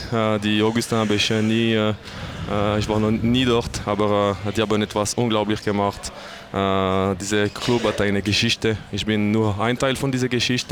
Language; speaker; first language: German; non-native, local second language; French